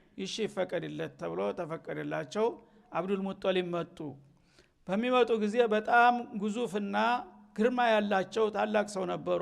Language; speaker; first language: Amharic; native; Amharic